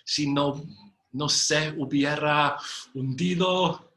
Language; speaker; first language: Spanish; non-native, fluent; English